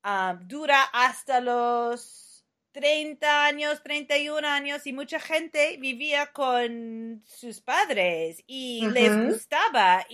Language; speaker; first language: Spanish; non-native, fluent; English